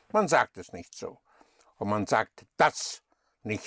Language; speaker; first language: German; non-native, fluent; English